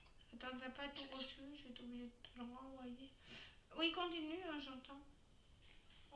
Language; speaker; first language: French; native; French